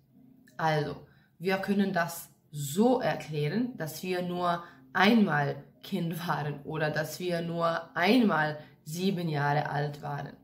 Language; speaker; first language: German; non-native, fluent; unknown